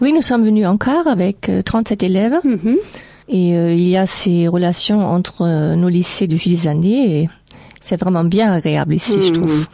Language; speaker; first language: French; non-native, fluent; German